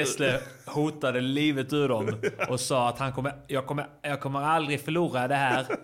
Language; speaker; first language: Swedish; native; Swedish